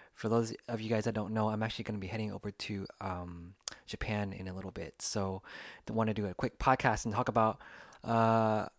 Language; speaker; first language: English; native; English